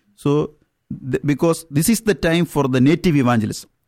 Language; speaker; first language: English; non-native, local second language; Malayalam